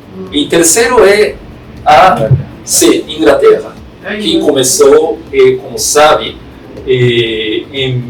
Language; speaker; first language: Portuguese; non-native, fluent; Japanese